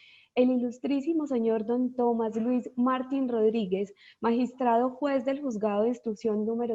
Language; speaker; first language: Spanish; native; Spanish